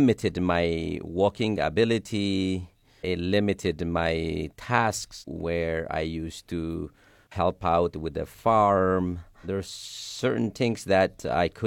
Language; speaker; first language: English; non-native, fluent; Sidamo